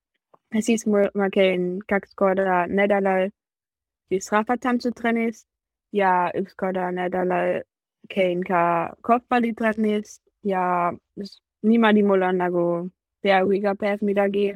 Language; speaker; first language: Estonian; non-native, learner; German